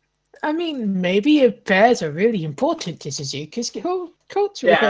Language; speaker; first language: English; native; English